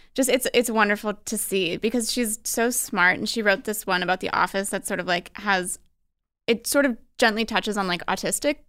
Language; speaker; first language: English; native; English